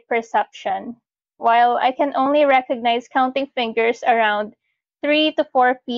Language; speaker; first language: English; non-native, local second language; Filipino